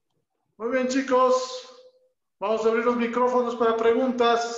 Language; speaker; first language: Spanish; native; Spanish